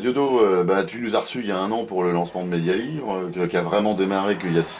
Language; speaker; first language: French; native; French